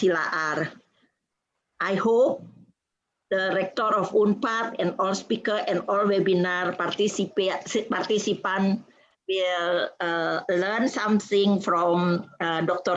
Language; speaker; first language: English; non-native, fluent; Indonesian